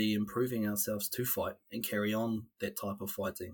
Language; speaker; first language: English; native; English